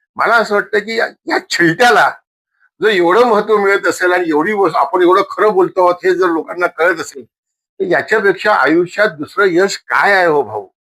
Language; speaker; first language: Marathi; non-native, local second language; Marwari